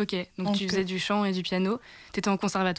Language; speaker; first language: French; native; French